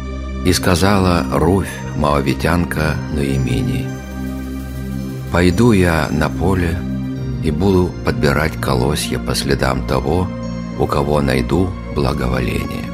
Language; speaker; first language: Russian; native; Russian